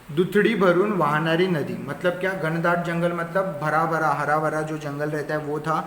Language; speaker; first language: Hindi; non-native, local second language; Marathi